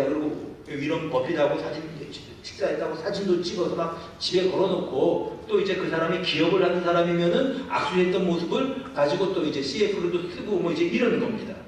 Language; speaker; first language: Korean; native; Korean